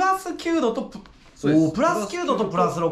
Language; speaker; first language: Japanese; native; Japanese